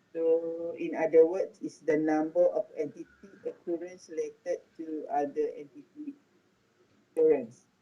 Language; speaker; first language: English; non-native, local second language; Malay